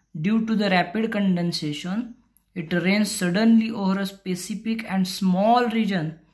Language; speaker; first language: English; non-native, local second language; Marathi